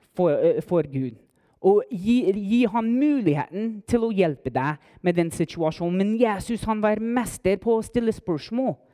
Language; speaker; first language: Norwegian; non-native, fluent; English